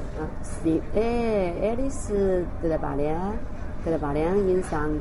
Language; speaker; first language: Portuguese; non-native, learner; Chinese